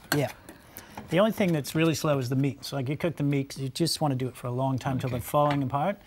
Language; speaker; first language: English; native; English